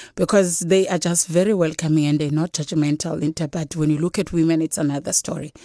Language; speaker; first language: English; non-native, local second language; Xhosa